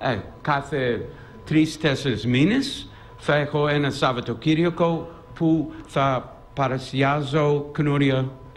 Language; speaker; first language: Greek; non-native, learner; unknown